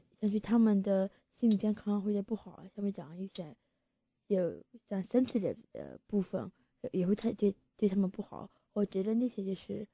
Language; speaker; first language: Chinese; early bilingual, heritage; Chinese